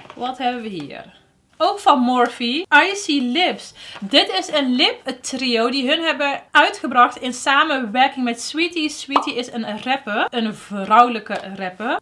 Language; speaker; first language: Dutch; early bilingual, other home language; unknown